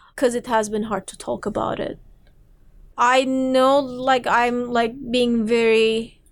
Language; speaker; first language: English; non-native, fluent; Turkish